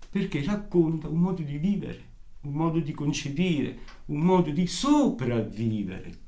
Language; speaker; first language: Italian; native; Italian